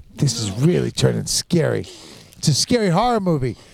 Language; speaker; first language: English; native; English